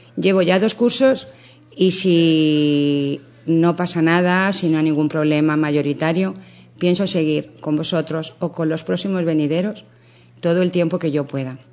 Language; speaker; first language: Spanish; native; Spanish